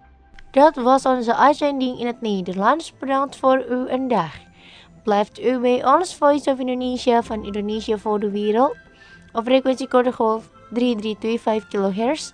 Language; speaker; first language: Dutch; non-native, fluent; Indonesian